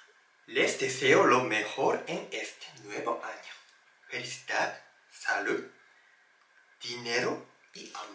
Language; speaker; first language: Spanish; non-native, learner; Japanese